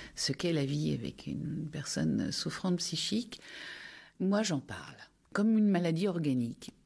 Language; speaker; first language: French; native; French